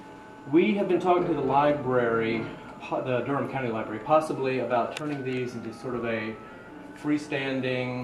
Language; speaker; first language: English; native; English